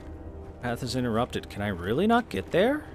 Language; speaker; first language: English; native; English